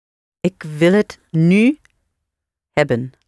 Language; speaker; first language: Dutch; non-native, learner; English